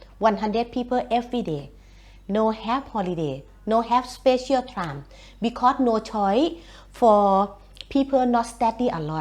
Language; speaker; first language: English; non-native, learner; Thai